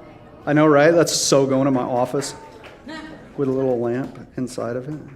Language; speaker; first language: English; native; English